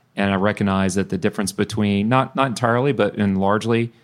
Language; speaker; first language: English; native; English